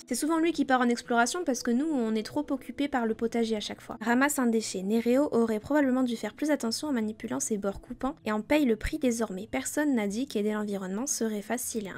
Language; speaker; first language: French; native; French